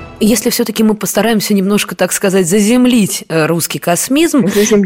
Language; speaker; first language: Russian; native; Russian